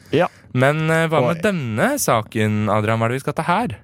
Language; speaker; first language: Norwegian; native; Norwegian